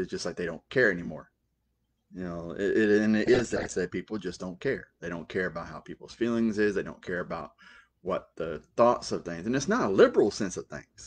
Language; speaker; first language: English; native; English